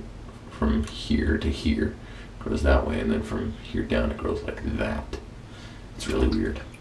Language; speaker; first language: English; native; English